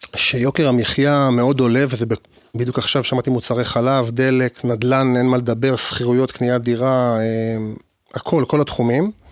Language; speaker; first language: Hebrew; native; Hebrew